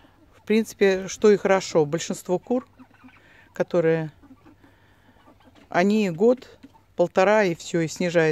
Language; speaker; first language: Russian; native; Russian